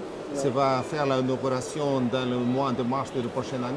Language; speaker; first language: French; non-native, fluent; Portuguese